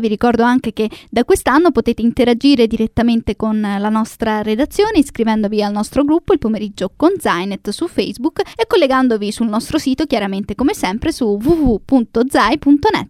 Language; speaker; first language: Italian; native; Italian